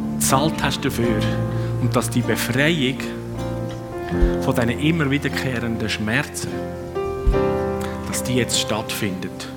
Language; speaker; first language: German; non-native, fluent; Swiss German